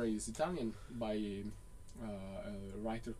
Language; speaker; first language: English; non-native, fluent; Italian